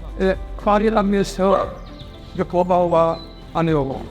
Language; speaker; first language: Polish; non-native, fluent; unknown